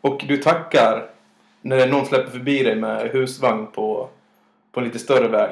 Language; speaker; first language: Swedish; native; Swedish